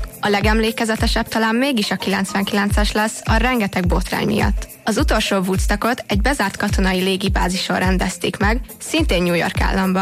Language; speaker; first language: Hungarian; native; Hungarian